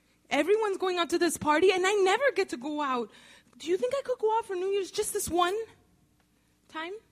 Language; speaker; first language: English; early bilingual, other home language; Spanish